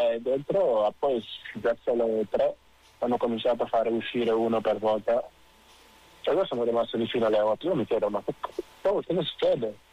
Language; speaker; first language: Italian; non-native, fluent; Wolof